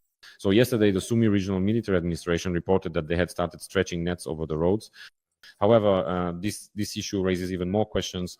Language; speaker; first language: English; non-native, fluent; Ukrainian